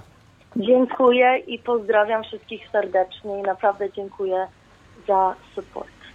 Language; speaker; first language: Polish; early bilingual, heritage; Polish